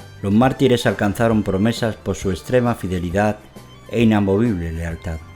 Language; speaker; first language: Spanish; native; Spanish